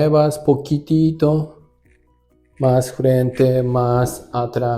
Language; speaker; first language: Spanish; non-native, learner; Japanese